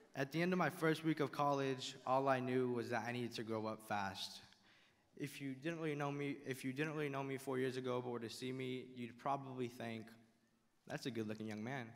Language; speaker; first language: English; early bilingual, other home language; Spanish